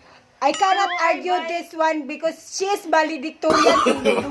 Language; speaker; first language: English; non-native, learner; Cebuano